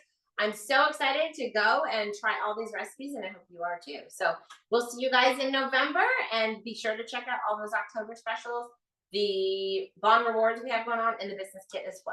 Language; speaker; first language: English; native; English